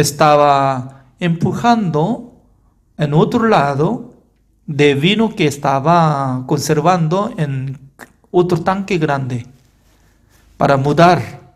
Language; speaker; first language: Spanish; non-native, fluent; Korean